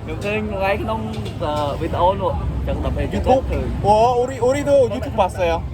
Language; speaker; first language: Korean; non-native, learner; Khmer